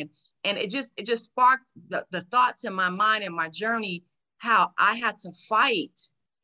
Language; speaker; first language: English; native; English